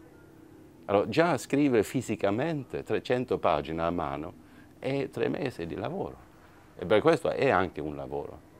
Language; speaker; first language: Italian; non-native, fluent; Swedish